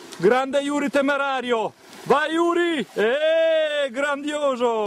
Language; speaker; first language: Italian; native; Italian